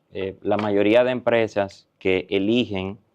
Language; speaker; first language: Spanish; native; Spanish